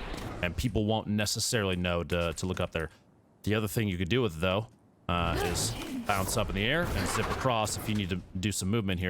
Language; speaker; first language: English; native; English